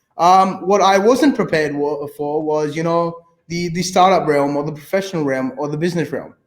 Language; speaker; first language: English; early bilingual, other home language; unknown